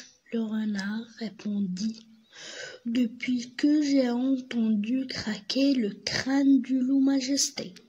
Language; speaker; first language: French; non-native, learner; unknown